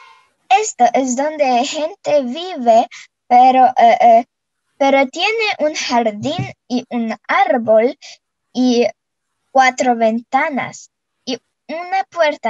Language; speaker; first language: Spanish; non-native, fluent; Russian